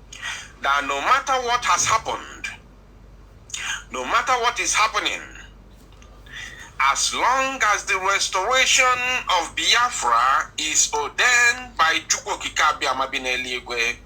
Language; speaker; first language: English; non-native, local second language; Igbo